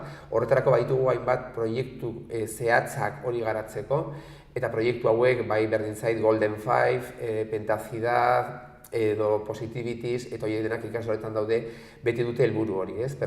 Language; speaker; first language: Basque; native; Basque